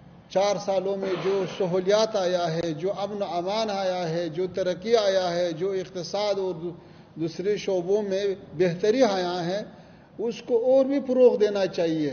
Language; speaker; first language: Hindi; non-native, learner; Pashto